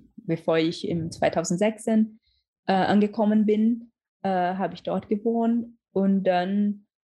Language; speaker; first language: German; non-native, learner; Portuguese